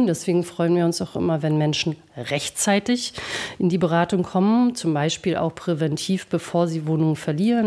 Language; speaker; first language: German; native; German